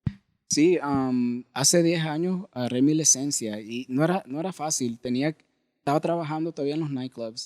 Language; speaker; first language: Spanish; early bilingual, heritage; Spanish